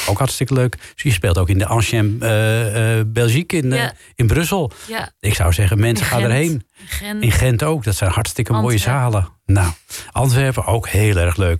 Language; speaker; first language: Dutch; native; Dutch